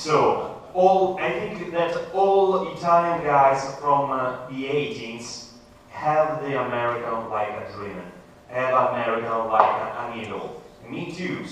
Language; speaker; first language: English; non-native, learner; Italian